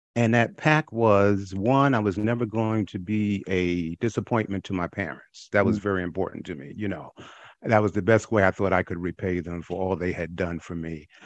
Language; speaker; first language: English; native; English